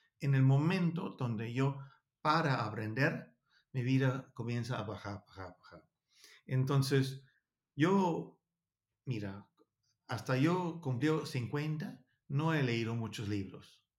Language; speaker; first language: Spanish; non-native, learner; Danish